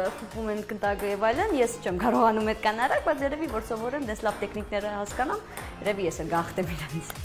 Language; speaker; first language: Armenian; early bilingual, heritage; Armenian